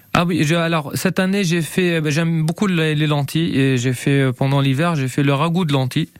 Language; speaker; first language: French; non-native, local second language; Arabic